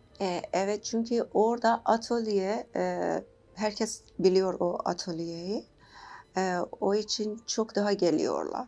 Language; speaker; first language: Turkish; non-native, learner; Persian